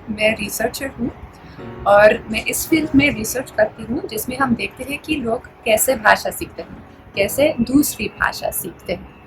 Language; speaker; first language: Hindi; non-native, fluent; Dutch